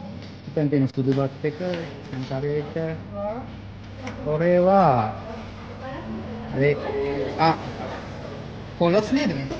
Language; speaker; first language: Japanese; non-native, fluent; Sinhala